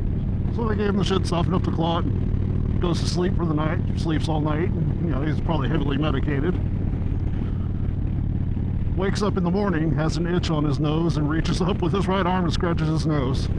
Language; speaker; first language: English; native; English